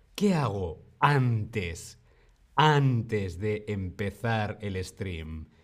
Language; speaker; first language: Spanish; non-native, fluent; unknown